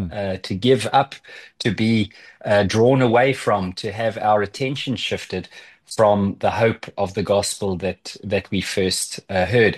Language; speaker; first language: English; native; English